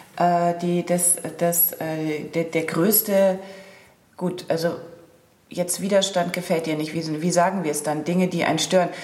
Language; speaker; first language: German; native; German